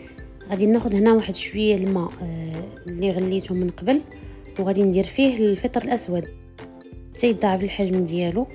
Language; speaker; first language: Arabic; native; Arabic